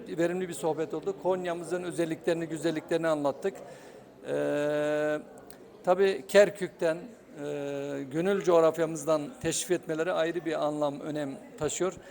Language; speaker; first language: Turkish; native; Turkish